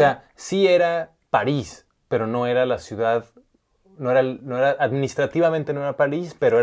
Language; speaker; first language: Spanish; native; Spanish